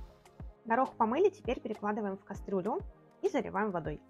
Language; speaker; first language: Russian; native; Russian